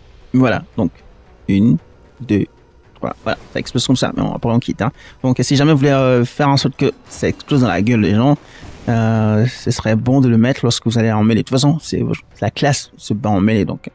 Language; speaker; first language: French; native; French